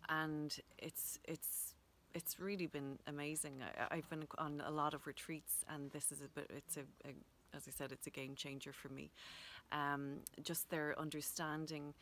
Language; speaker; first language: English; native; English